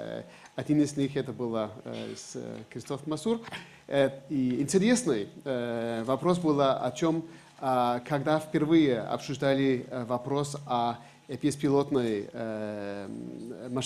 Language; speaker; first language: Russian; non-native, fluent; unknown